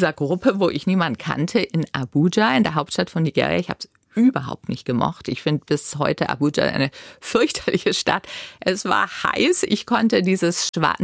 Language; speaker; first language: German; native; German